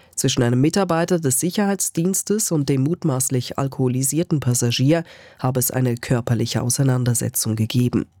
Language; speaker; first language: German; native; German